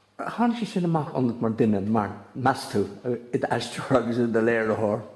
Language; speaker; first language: Irish; native; Irish